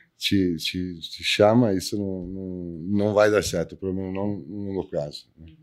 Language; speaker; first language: Portuguese; non-native, fluent; Italian